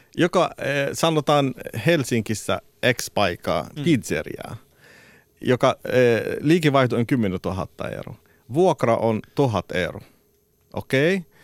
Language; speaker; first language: Finnish; non-native, fluent; Arabic